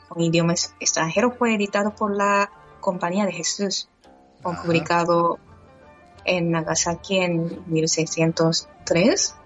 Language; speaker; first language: Spanish; non-native, fluent; Japanese